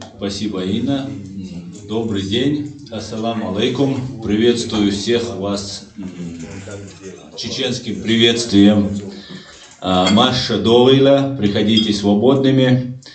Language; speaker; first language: Russian; non-native, local second language; Chechen